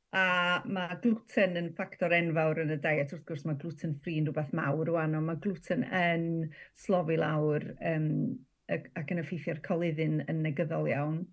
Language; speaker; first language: Welsh; native; Welsh